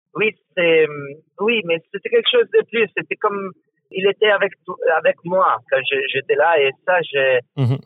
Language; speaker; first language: French; non-native, fluent; Italian